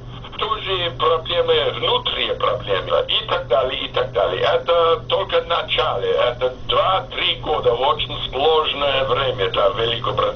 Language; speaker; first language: Russian; non-native, fluent; English